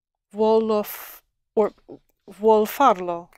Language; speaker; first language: Italian; non-native, learner; English